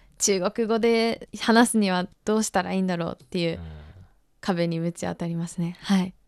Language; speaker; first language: Japanese; native; Japanese